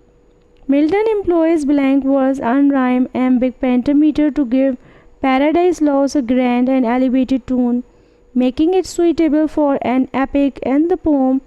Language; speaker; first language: English; non-native, fluent; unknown